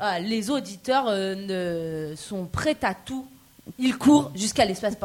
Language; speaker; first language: French; native; French